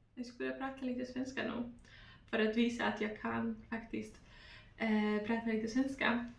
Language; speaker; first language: Swedish; non-native, learner; Polish